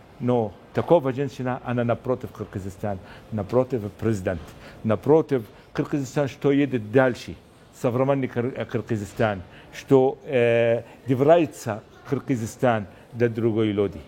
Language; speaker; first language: Russian; non-native, learner; Arabic